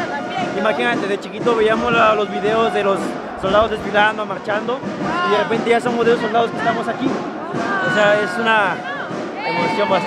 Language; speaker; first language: Spanish; native; Spanish